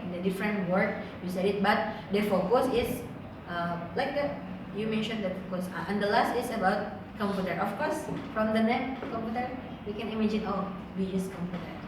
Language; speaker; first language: English; non-native, learner; Indonesian